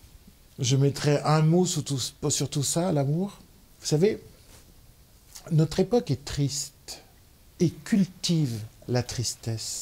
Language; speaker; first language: French; native; French